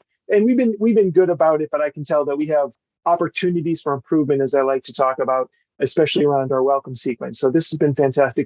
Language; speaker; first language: English; native; English